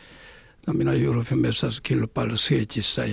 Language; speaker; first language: Finnish; non-native, learner; Korean